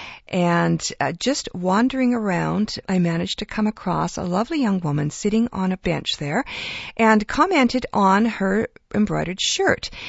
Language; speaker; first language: English; early bilingual, other home language; Ukrainian